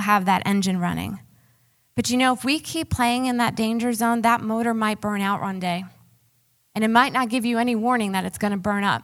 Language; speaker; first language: English; native; English